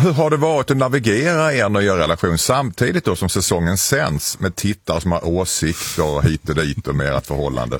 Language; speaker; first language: Swedish; native; Swedish